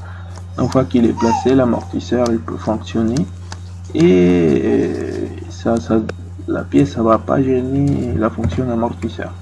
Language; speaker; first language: French; non-native, fluent; Spanish